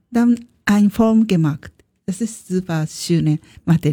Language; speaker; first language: German; non-native, learner; Japanese